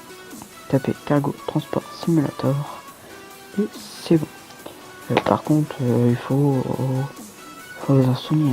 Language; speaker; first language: French; native; French